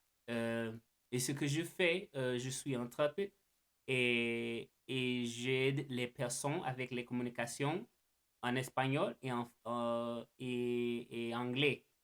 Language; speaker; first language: French; non-native, learner; English